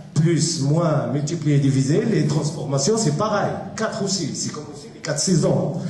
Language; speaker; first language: French; non-native, local second language; Arabic